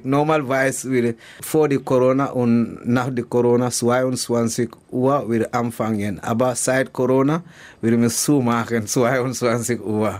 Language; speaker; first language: German; non-native, learner; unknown